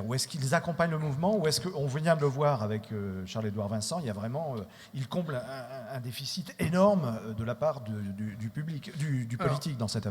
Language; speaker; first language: French; native; French